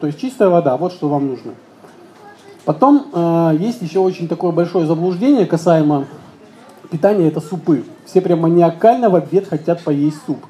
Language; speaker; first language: Russian; native; Russian